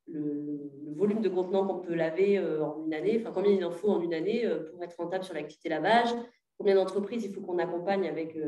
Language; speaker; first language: French; native; French